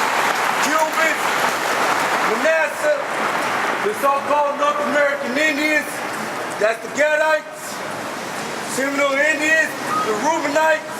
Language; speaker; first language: English; native; English